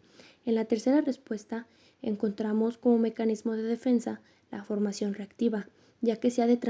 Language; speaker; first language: Spanish; native; Spanish